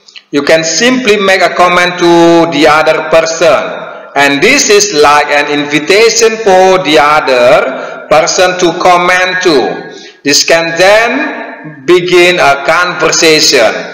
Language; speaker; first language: English; non-native, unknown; Indonesian